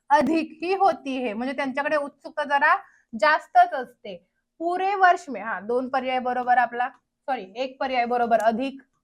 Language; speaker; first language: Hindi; non-native, local second language; Marathi